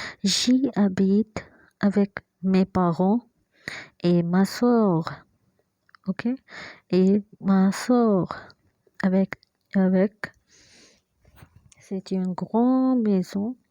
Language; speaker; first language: French; non-native, fluent; Hindi